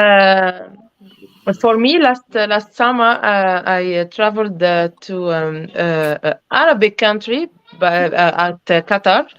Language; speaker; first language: English; non-native, learner; French